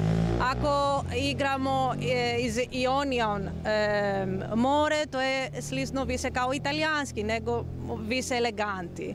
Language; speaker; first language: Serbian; non-native, learner; Greek